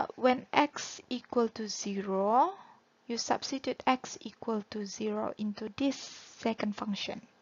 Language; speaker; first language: English; non-native, local second language; Malay